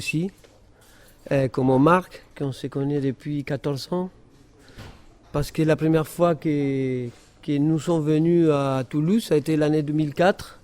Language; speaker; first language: French; non-native, fluent; Spanish